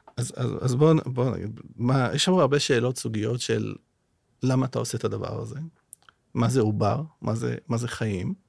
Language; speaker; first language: Hebrew; non-native, local second language; Arabic